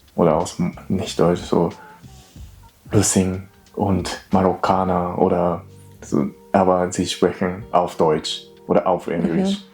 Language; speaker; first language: German; non-native, learner; Japanese